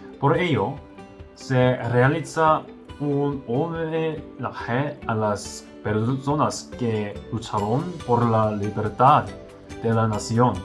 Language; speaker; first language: Spanish; non-native, learner; Korean